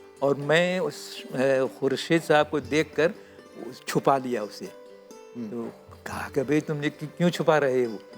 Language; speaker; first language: Urdu; non-native, fluent; Morisyen